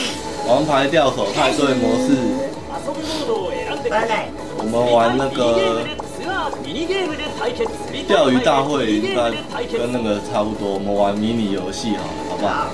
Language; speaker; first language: Chinese; native; Chinese